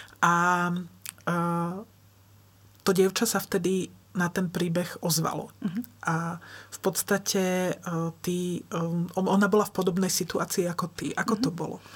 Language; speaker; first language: Slovak; native; Slovak